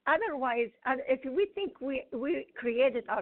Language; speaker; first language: English; non-native, fluent; Arabic